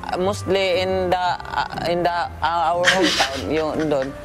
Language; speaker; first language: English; non-native, learner; Japanese